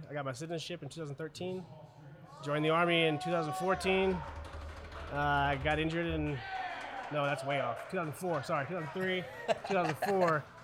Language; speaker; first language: English; early bilingual, other home language; German